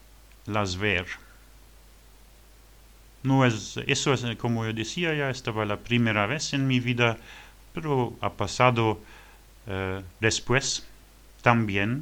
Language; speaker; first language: Spanish; non-native, learner; French